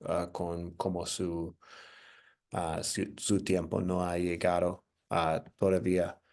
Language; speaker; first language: Spanish; non-native, fluent; English